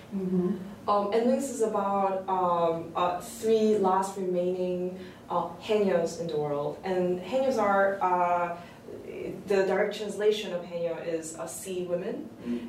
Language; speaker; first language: English; early bilingual, other home language; Korean